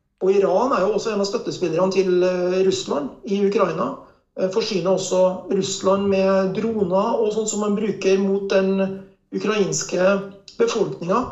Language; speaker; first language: Norwegian; native; Norwegian